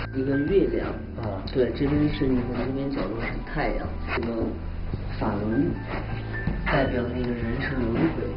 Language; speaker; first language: Chinese; native; Chinese